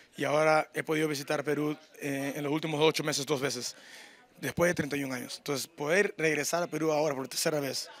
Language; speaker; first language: Spanish; native; Spanish